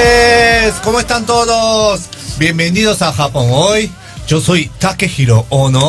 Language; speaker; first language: Spanish; non-native, learner; Japanese